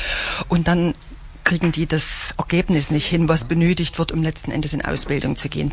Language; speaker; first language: German; native; German